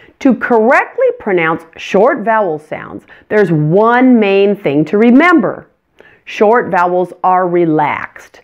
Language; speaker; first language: English; native; English